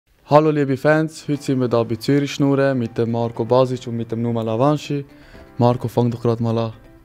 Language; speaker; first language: German; native; German